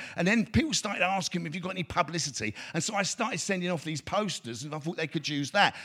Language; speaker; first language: English; native; English